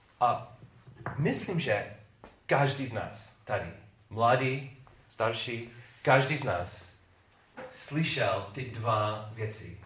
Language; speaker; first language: Czech; non-native, learner; English